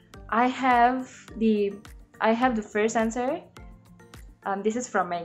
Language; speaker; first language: English; non-native, learner; Indonesian